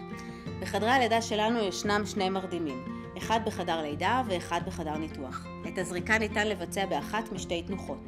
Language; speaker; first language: Hebrew; native; Hebrew